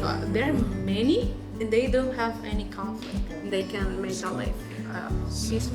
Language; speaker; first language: English; non-native, fluent; Spanish